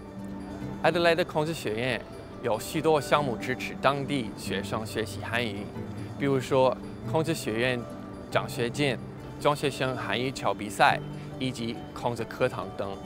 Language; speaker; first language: Chinese; non-native, fluent; English